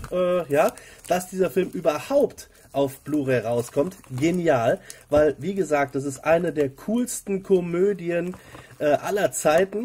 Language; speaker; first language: German; native; German